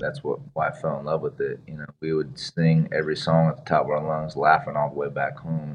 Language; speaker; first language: English; native; English